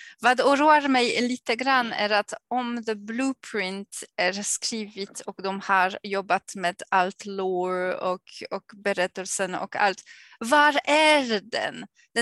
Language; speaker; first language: Swedish; non-native, fluent; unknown